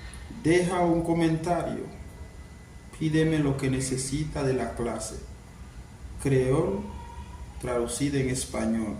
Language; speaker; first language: Spanish; non-native, fluent; Haitian Creole